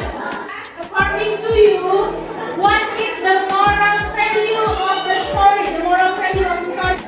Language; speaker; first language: English; non-native, fluent; Indonesian